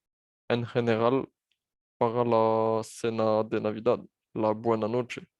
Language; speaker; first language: Spanish; non-native, fluent; French